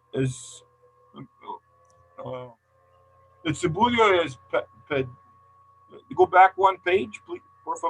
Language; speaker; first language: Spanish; non-native, learner; English